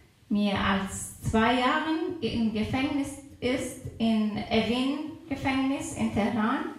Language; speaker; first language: German; non-native, fluent; Persian